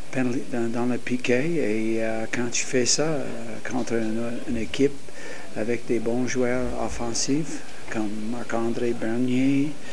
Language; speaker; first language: French; non-native, learner; English